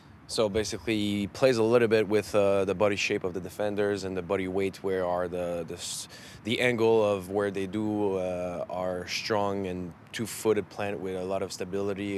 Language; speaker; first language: English; non-native, fluent; French